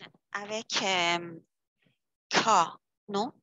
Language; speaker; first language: French; non-native, learner; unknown